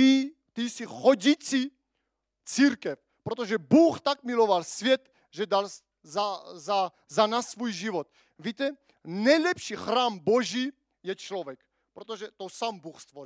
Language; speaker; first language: Czech; non-native, fluent; Armenian